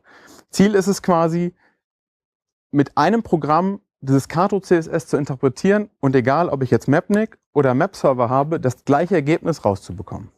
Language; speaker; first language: German; native; German